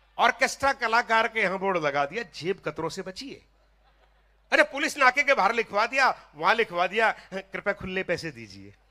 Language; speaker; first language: Hindi; non-native, local second language; Punjabi